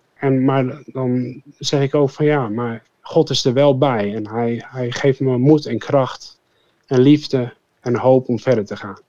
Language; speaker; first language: Dutch; native; Dutch